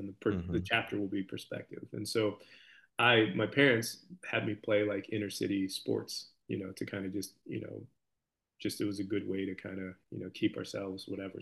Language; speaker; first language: English; native; English